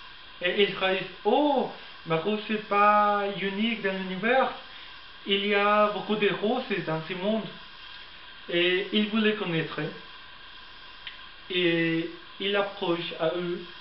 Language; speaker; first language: French; non-native, learner; Spanish